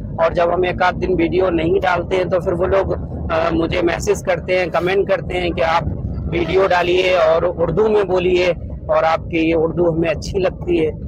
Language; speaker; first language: Hindi; native; Hindi